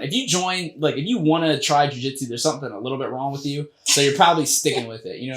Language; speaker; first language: English; native; English